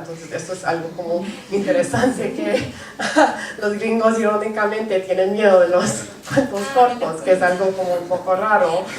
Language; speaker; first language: Spanish; non-native, local second language; English